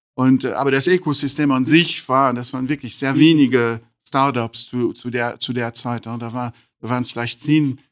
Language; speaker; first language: German; non-native, local second language; Luxembourgish